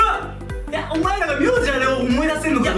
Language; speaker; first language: Japanese; native; Japanese